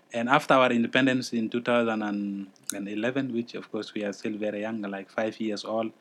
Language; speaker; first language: English; non-native, fluent; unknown